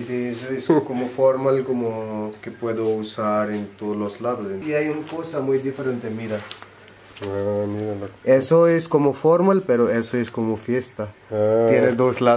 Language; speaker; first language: Spanish; non-native, learner; Hindi